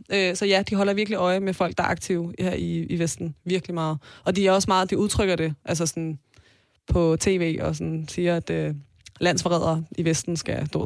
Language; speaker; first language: Danish; early bilingual, other home language; Persian